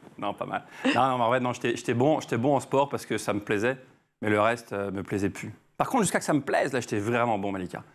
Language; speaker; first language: French; native; French